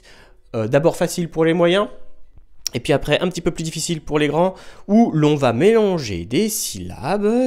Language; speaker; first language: French; native; French